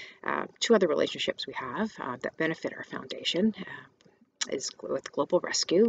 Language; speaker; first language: English; native; English